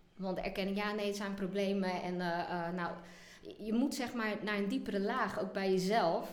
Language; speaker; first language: Dutch; native; Dutch